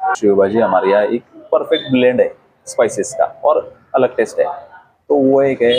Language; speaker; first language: Hindi; non-native, local second language; Marathi